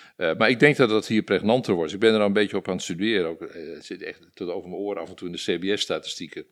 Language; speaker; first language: Dutch; native; Dutch